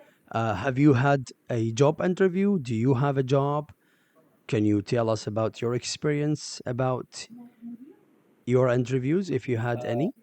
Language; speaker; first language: English; non-native, fluent; Arabic